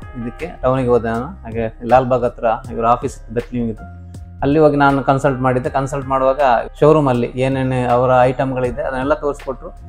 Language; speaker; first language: Kannada; native; Kannada